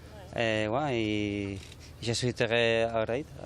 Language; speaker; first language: French; non-native, learner; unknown